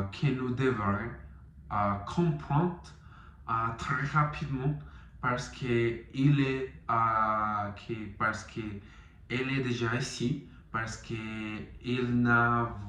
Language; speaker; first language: French; non-native, learner; Spanish